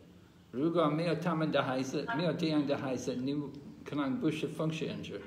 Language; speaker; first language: Chinese; non-native, fluent; English